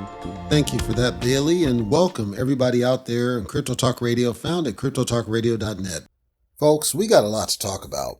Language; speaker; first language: English; native; English